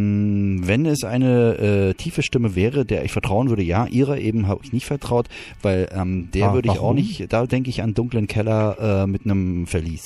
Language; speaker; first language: German; native; German